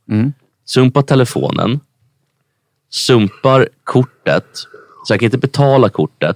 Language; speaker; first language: Swedish; native; Swedish